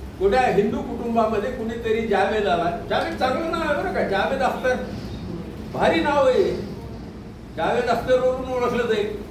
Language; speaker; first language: Marathi; non-native, local second language; Urdu